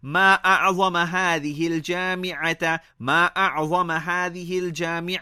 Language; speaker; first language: Arabic; non-native, fluent; English